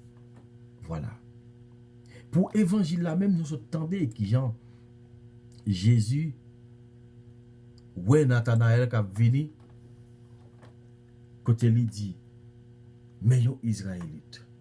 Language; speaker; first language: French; non-native, local second language; Haitian Creole